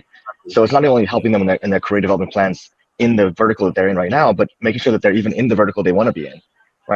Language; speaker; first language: English; native; English